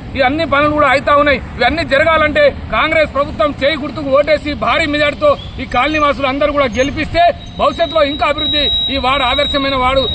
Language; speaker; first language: Telugu; native; Telugu